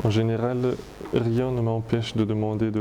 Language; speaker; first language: French; non-native, fluent; Russian